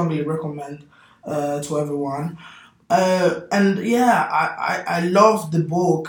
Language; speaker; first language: English; non-native, fluent; Portuguese